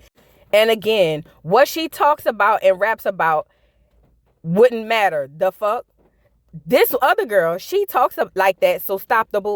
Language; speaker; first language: English; native; English